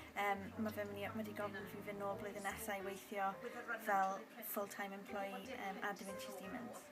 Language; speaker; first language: Welsh; native; Welsh